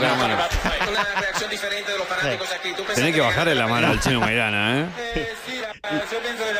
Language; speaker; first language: Spanish; native; Spanish